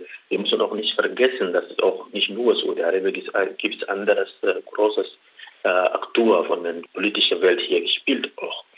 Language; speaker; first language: German; non-native, learner; Arabic